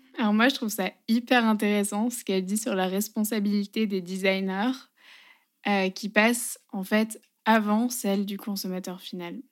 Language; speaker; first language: French; native; French